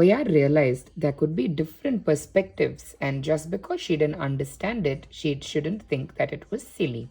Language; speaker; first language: English; non-native, local second language; Tamil